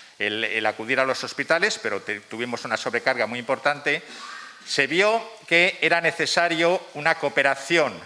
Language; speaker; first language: Spanish; native; Spanish